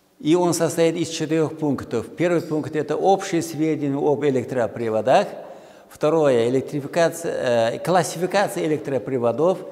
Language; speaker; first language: Russian; non-native, local second language; Uzbek